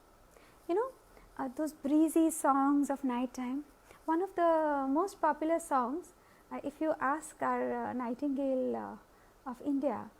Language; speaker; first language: English; non-native, local second language; Hindi